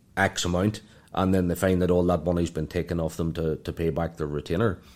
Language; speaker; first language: English; native; English